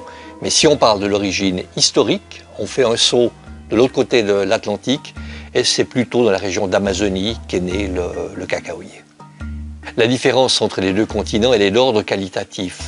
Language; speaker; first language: French; native; French